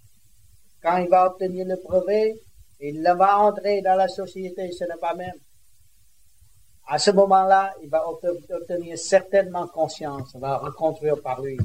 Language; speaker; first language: French; non-native, learner; Vietnamese